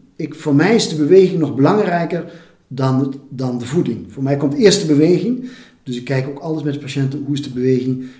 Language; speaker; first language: Dutch; native; Dutch